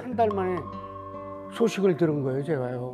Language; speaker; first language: Korean; native; Korean